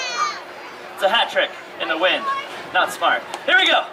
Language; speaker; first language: English; native; English